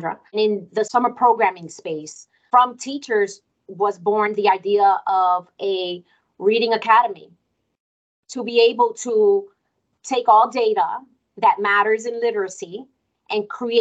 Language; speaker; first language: English; early bilingual, other home language; Spanish